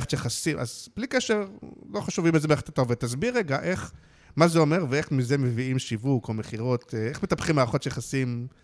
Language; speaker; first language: Hebrew; native; Hebrew